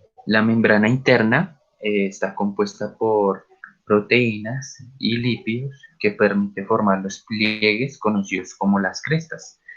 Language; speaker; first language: Spanish; native; Spanish